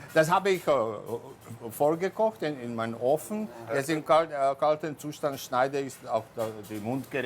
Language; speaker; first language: German; non-native, fluent; Slovak